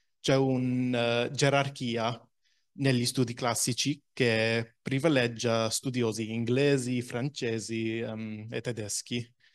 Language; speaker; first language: Italian; non-native, fluent; English